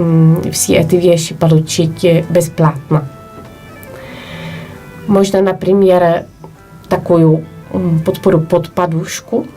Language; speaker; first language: Russian; non-native, fluent; Polish